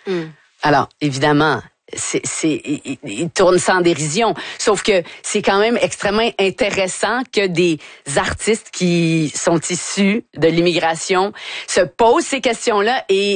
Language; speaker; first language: French; native; French